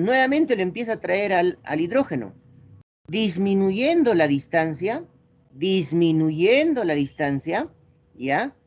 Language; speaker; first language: Spanish; native; Spanish